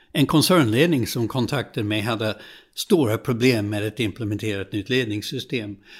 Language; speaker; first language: Swedish; non-native, fluent; English